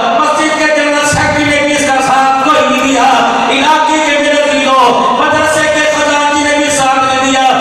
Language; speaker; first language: Urdu; non-native, local second language; Punjabi